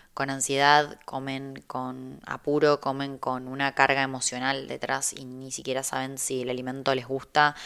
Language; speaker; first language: Spanish; native; Spanish